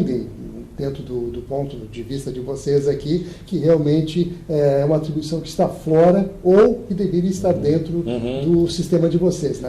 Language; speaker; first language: Portuguese; native; Portuguese